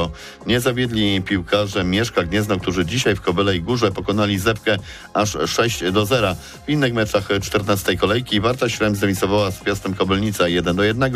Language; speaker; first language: Polish; native; Polish